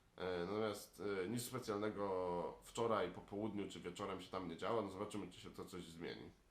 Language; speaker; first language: Polish; native; Polish